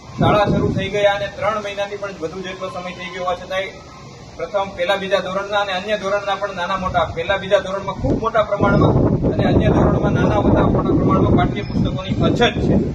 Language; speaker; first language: Gujarati; native; Gujarati